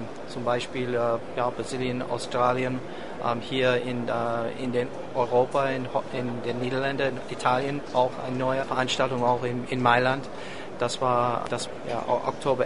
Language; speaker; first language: German; non-native, fluent; English